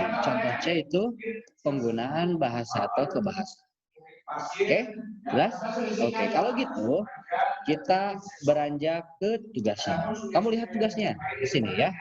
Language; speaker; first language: Indonesian; native; Indonesian